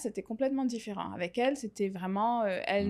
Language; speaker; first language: French; native; French